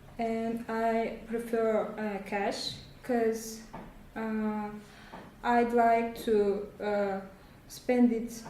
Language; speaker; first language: English; non-native, learner; Russian